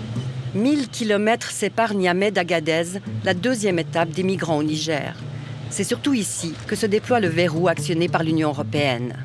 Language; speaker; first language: French; native; French